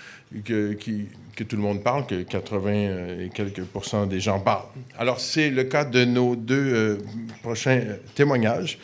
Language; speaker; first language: French; native; French